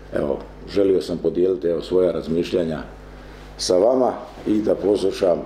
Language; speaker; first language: Croatian; native; Croatian